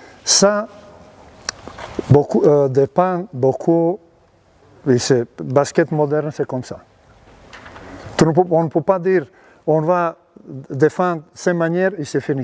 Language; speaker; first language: French; non-native, learner; Serbian